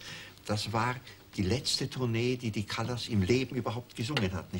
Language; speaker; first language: German; native; German